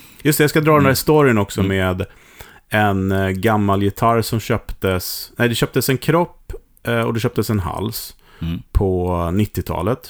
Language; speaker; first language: Swedish; native; Swedish